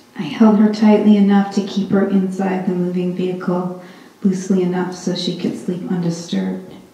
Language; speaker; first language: English; early bilingual, other home language; Hindi